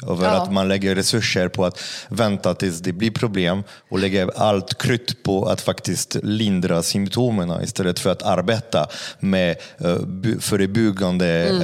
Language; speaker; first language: Swedish; non-native, fluent; French